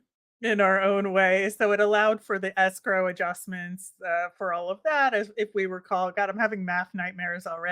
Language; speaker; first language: English; native; English